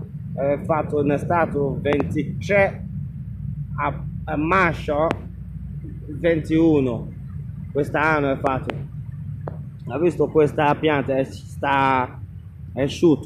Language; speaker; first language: Italian; non-native, learner; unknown